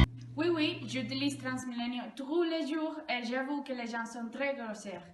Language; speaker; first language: French; non-native, learner; Spanish